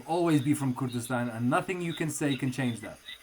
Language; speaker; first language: English; non-native, fluent; Kurdish